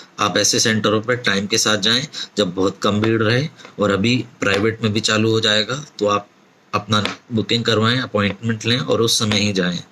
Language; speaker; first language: Hindi; native; Hindi